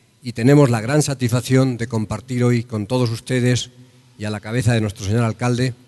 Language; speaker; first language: Spanish; native; Spanish